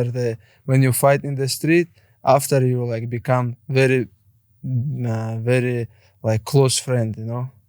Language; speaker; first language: English; non-native, learner; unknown